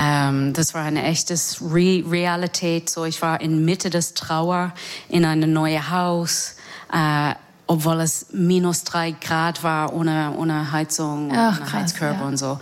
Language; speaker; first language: German; non-native, learner; English